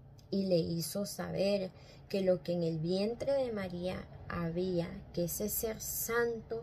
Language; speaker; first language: Spanish; native; Spanish